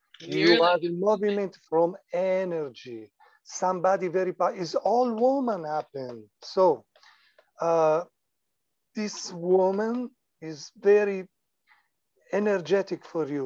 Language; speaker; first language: English; non-native, learner; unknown